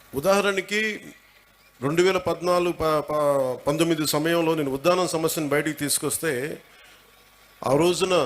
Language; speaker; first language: Telugu; native; Telugu